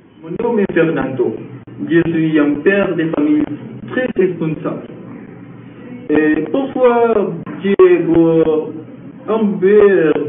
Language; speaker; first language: French; non-native, learner; Spanish